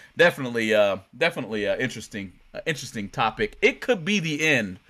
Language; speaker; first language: English; native; English